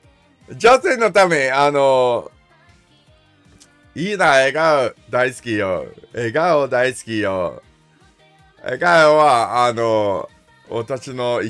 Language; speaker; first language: Japanese; non-native, learner; English